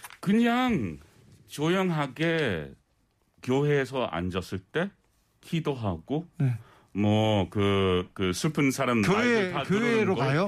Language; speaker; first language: Korean; non-native, learner; English